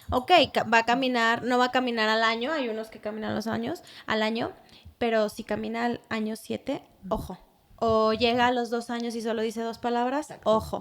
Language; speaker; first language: Spanish; native; Spanish